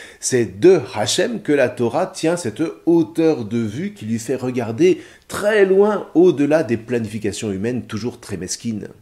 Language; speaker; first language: French; native; French